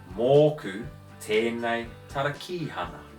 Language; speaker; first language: Māori; non-native, local second language; English